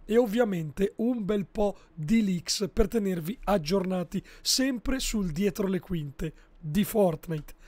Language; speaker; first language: Italian; native; Italian